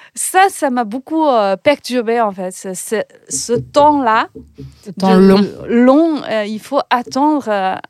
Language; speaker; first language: French; non-native, fluent; Chinese